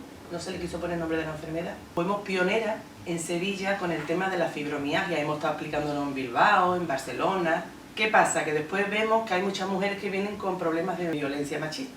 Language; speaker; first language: Spanish; native; Spanish